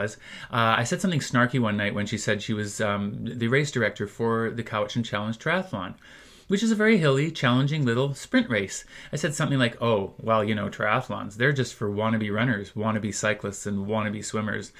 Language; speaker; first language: English; native; English